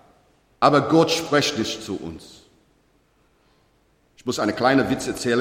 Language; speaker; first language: German; non-native, learner; English